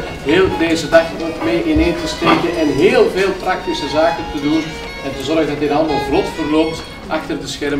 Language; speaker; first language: Dutch; native; Dutch